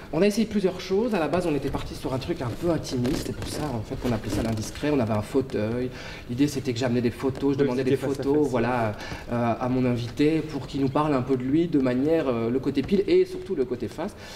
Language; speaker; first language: French; native; French